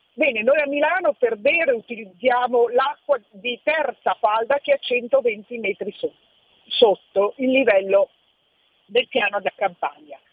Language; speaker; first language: Italian; native; Italian